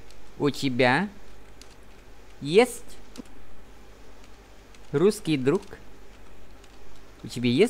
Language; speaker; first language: Russian; non-native, fluent; Vietnamese